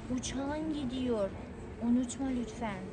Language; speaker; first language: Turkish; non-native, fluent; Persian